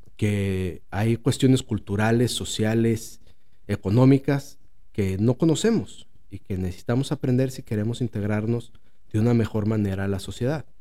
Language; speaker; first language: Spanish; native; Spanish